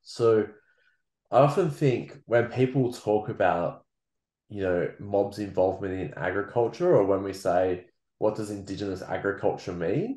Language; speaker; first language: English; native; English